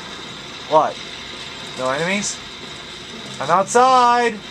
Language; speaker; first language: English; native; English